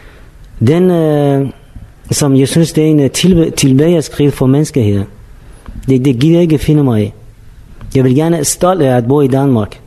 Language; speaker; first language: Danish; non-native, fluent; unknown